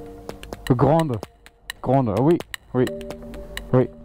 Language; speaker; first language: French; non-native, learner; German